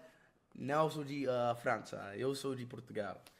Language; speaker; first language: Portuguese; non-native, learner; English